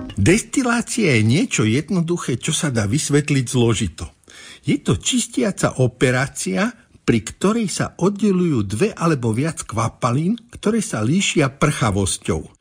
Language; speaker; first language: Slovak; native; Slovak